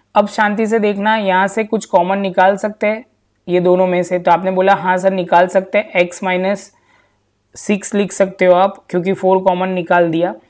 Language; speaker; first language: Hindi; non-native, local second language; Gujarati